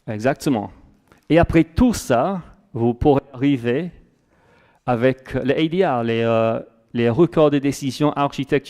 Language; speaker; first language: French; non-native, fluent; English